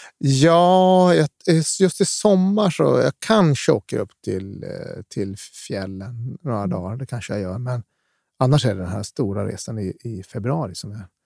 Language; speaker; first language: Swedish; native; Swedish